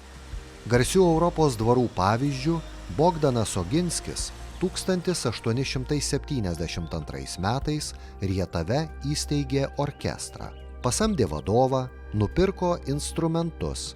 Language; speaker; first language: Lithuanian; native; Lithuanian